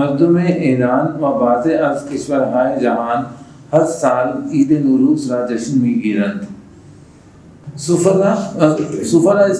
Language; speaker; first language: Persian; non-native, learner; Urdu